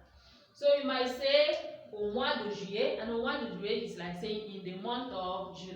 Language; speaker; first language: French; non-native, fluent; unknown